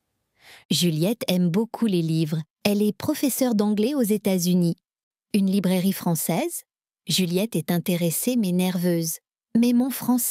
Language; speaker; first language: French; native; French